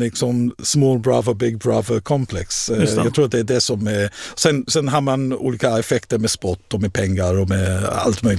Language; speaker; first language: Swedish; non-native, fluent; Hebrew